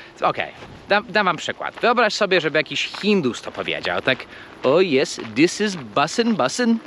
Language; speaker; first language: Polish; non-native, fluent; English